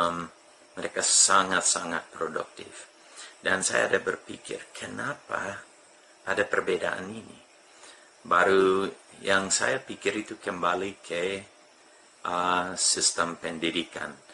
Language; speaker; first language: Indonesian; non-native, fluent; English